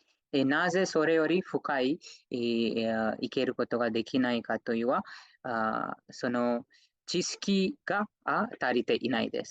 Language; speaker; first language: Japanese; non-native, fluent; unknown